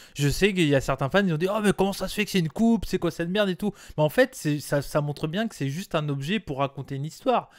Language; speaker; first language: French; native; French